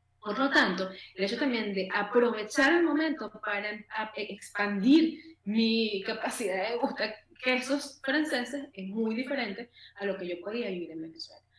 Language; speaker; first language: Spanish; native; Spanish